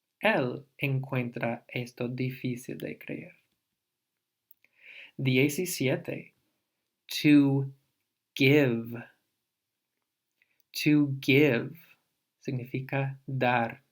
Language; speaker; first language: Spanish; non-native, fluent; English